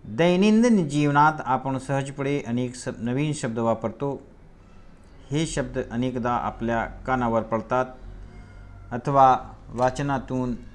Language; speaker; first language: Marathi; non-native, local second language; Hindi